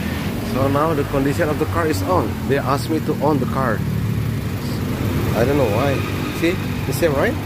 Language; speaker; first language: English; non-native, fluent; Indonesian